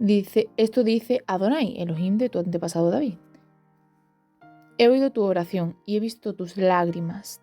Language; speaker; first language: Spanish; native; Spanish